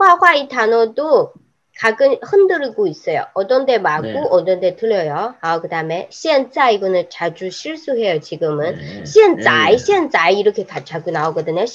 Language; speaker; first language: Korean; non-native, fluent; Chinese